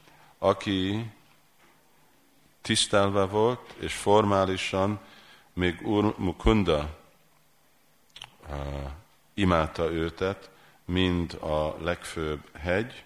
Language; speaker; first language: Hungarian; early bilingual, heritage; Hungarian